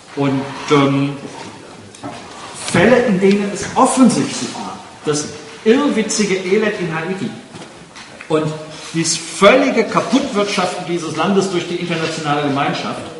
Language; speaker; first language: German; native; German